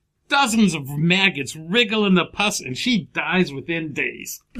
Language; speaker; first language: English; native; English